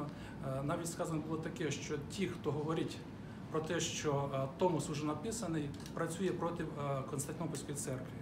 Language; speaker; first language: Ukrainian; native; Ukrainian